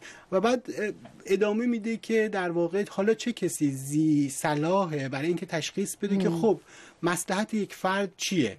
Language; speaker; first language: Persian; native; Persian